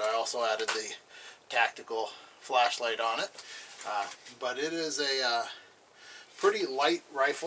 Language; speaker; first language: English; native; English